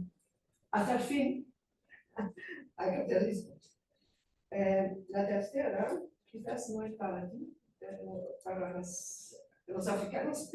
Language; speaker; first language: Spanish; non-native, fluent; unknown